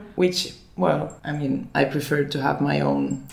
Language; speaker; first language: English; early bilingual, other home language; Finnish